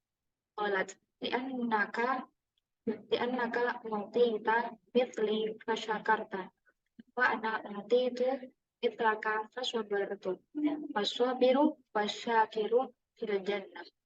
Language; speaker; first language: Arabic; non-native, learner; Indonesian